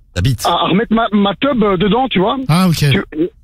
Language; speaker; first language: French; native; French